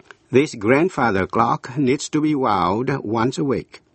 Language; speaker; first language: English; non-native, fluent; Vietnamese